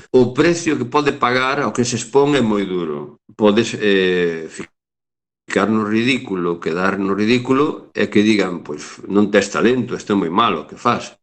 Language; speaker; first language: Galician; native; Galician